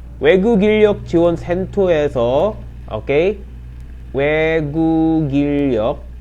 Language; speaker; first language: Korean; non-native, fluent; Filipino